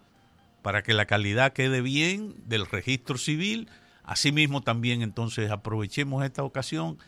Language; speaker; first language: Spanish; native; Spanish